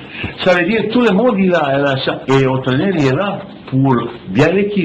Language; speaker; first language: French; non-native, fluent; Bosnian